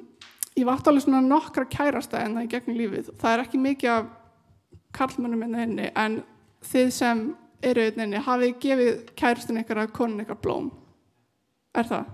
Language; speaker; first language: Icelandic; native; Icelandic